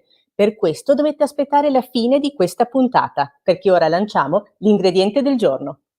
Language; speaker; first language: Italian; native; Italian